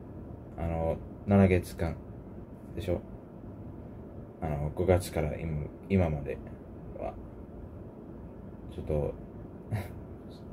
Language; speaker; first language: Japanese; non-native, learner; English